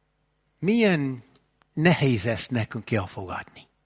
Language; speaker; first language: Hungarian; non-native, fluent; English